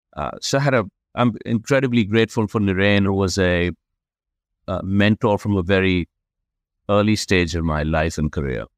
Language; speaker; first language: English; non-native, local second language; Hindi